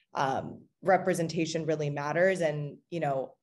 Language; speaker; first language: English; native; English